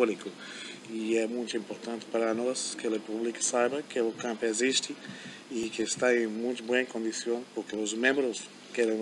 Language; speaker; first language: Portuguese; non-native, fluent; German